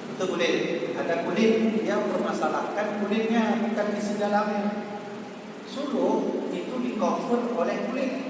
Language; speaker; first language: Malay; non-native, local second language; Achinese